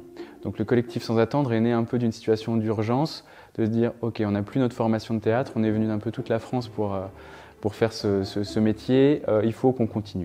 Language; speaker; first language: French; native; French